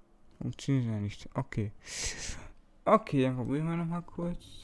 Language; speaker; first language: German; native; German